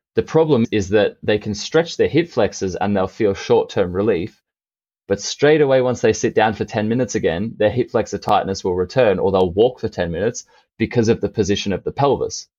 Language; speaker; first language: English; native; English